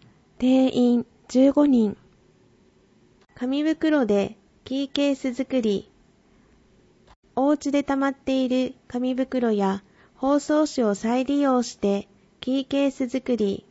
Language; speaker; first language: Japanese; native; Japanese